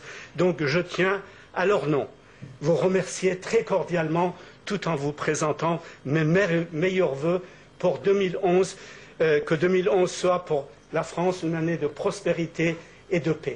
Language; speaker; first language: French; native; French